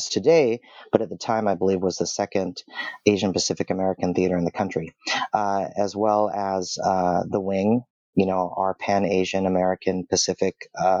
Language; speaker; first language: English; native; English